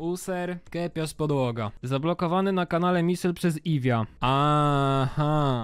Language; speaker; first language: Polish; native; Polish